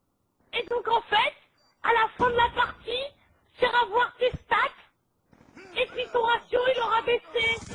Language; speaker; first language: French; native; French